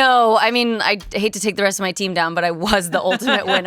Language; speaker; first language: English; native; English